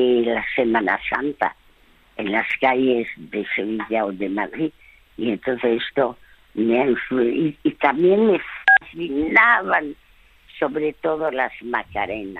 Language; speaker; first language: Spanish; non-native, fluent; French